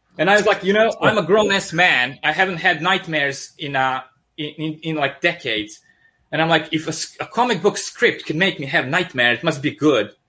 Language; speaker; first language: English; non-native, fluent; Serbian